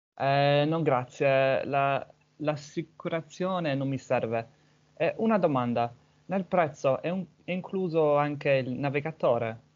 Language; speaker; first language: Italian; non-native, learner; English